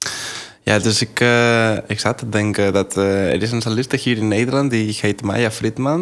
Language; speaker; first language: Dutch; non-native, fluent; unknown